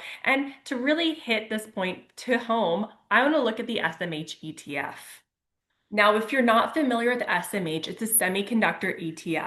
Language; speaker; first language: English; native; English